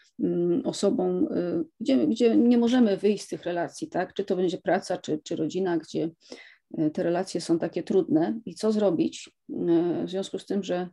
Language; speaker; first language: Polish; native; Polish